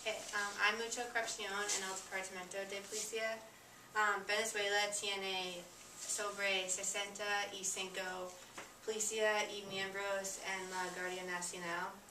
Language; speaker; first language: Spanish; non-native, learner; English